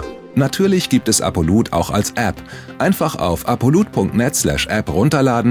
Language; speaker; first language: German; native; German